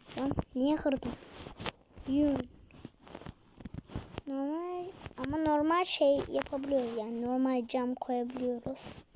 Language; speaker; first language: Turkish; native; Turkish